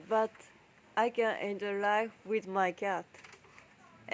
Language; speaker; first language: English; non-native, learner; Japanese